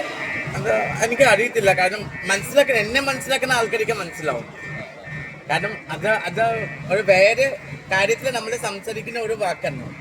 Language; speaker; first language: Malayalam; non-native, learner; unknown